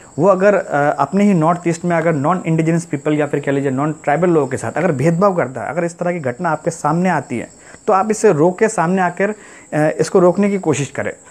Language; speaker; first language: Hindi; non-native, local second language; Assamese